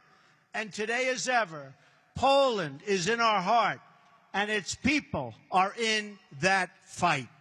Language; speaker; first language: English; native; English